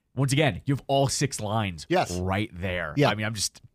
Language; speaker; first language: English; native; English